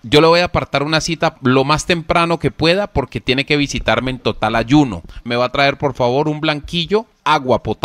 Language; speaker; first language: Spanish; native; Spanish